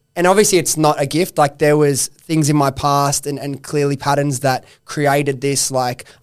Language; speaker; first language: English; native; English